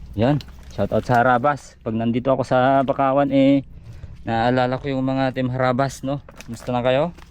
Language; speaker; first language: Filipino; native; Filipino